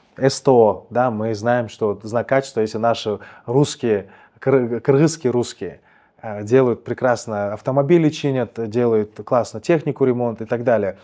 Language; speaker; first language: Russian; native; Russian